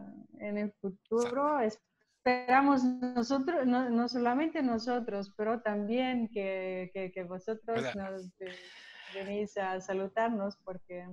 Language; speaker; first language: Spanish; non-native, learner; Italian